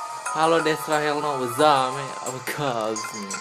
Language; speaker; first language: English; non-native, learner; Indonesian